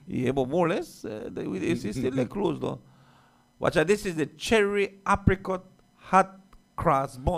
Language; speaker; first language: English; native; English